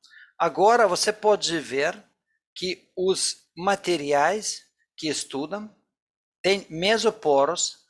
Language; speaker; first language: Portuguese; non-native, fluent; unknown